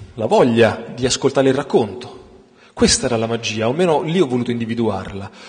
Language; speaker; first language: Italian; native; Italian